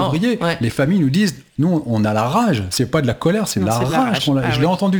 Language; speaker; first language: French; native; French